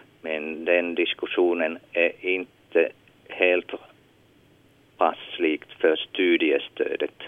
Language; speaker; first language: Swedish; non-native, local second language; Finnish